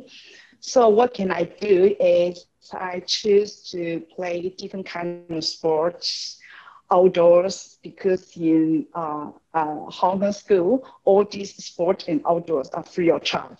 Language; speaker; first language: English; non-native, local second language; Cantonese